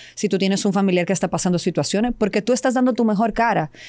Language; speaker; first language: Spanish; non-native, fluent; Serbian